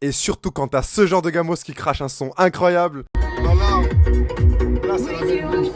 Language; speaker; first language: French; native; French